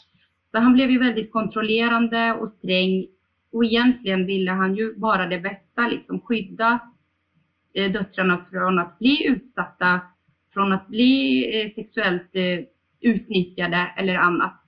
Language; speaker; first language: Swedish; early bilingual, other home language; Bosnian